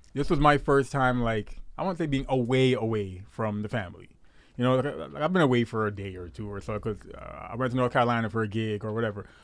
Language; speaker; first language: English; native; English